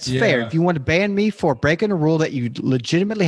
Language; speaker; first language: English; native; English